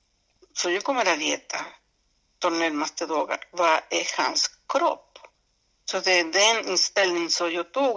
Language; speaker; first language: Swedish; non-native, fluent; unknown